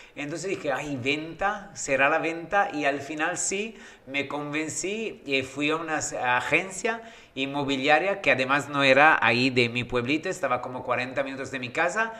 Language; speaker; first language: Spanish; non-native, fluent; Italian